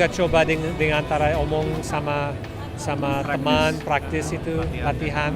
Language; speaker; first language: Indonesian; non-native, fluent; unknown